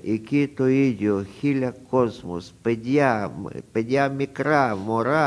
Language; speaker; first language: Greek; non-native, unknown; Russian